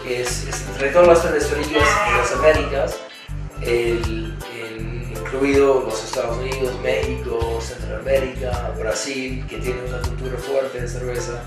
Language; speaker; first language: Spanish; non-native, fluent; English